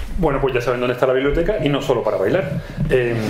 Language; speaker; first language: Spanish; native; Spanish